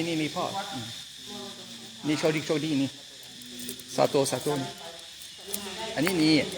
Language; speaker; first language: Thai; non-native, learner; French